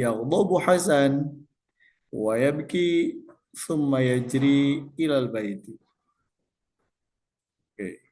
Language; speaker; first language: Arabic; non-native, fluent; Indonesian